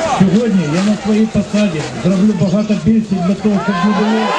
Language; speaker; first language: Ukrainian; native; Ukrainian